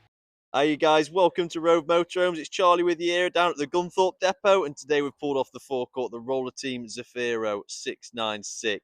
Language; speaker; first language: English; native; English